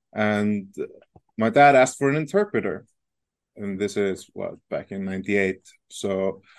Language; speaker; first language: English; non-native, fluent; Icelandic